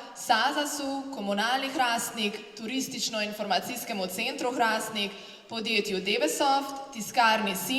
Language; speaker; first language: Slovenian; native; Slovenian